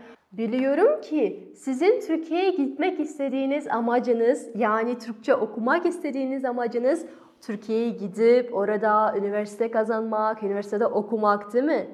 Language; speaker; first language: Turkish; non-native, fluent; Kazakh